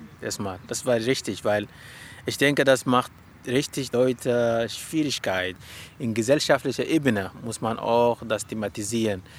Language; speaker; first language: German; non-native, learner; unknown